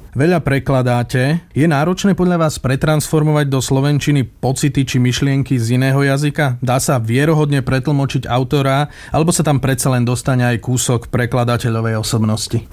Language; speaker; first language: Slovak; native; Slovak